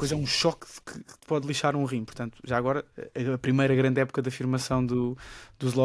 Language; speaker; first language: Portuguese; native; Portuguese